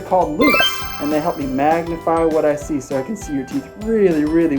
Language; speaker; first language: English; native; English